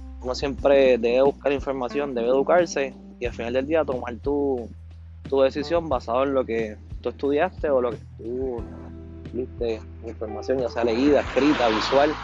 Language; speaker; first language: Spanish; native; Spanish